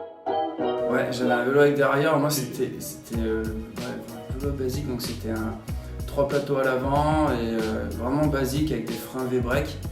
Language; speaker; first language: French; native; French